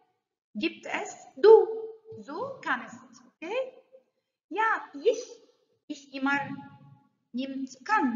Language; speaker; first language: German; non-native, learner; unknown